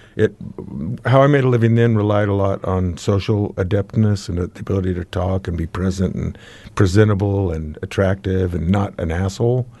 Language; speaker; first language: English; native; English